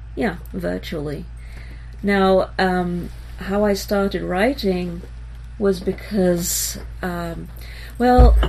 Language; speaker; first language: English; early bilingual, other home language; Hebrew